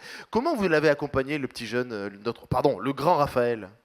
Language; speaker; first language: French; native; French